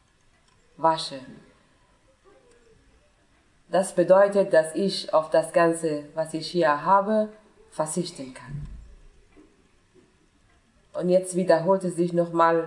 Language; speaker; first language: German; non-native, fluent; Persian